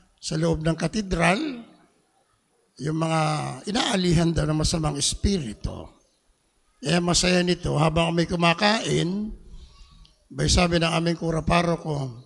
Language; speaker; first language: Filipino; native; Filipino